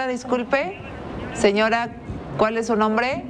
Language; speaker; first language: Spanish; native; Spanish